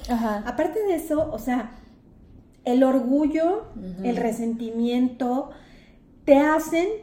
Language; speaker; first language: Spanish; native; Spanish